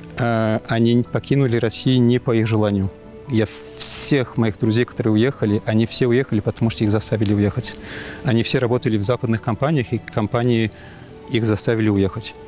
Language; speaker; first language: Russian; non-native, fluent; English